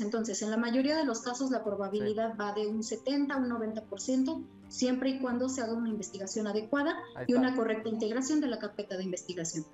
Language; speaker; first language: Spanish; native; Spanish